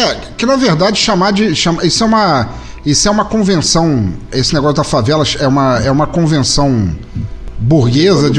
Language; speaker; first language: Portuguese; native; Portuguese